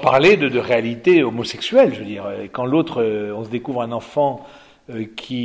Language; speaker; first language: French; native; French